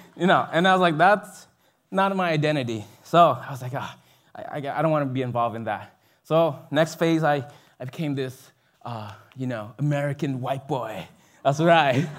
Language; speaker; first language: English; early bilingual, other home language; Vietnamese